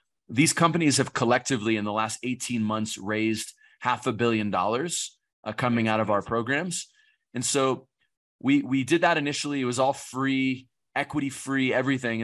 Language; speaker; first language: English; native; English